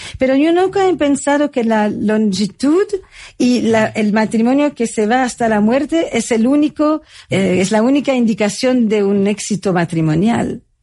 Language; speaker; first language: Spanish; non-native, fluent; French